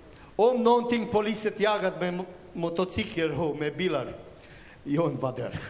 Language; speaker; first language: Swedish; non-native, learner; Romanian